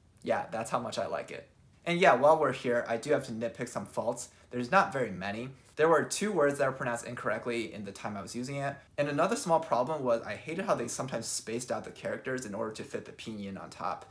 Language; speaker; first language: English; early bilingual, other home language; Chinese